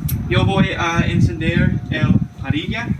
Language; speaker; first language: Spanish; non-native, learner; English